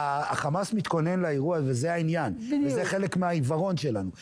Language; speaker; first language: Hebrew; native; Hebrew